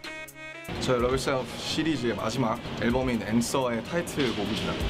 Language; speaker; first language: Korean; native; Korean